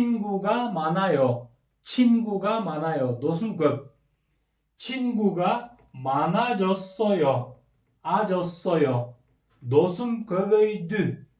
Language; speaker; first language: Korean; non-native, fluent; Kyrgyz